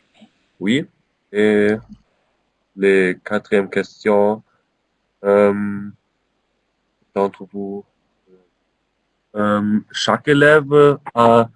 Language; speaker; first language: French; non-native, learner; Finnish